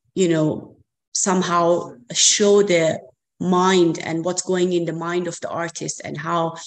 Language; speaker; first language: English; non-native, fluent; Persian